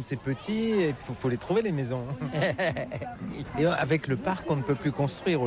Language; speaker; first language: French; native; French